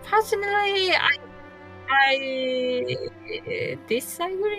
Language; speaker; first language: English; non-native, learner; Japanese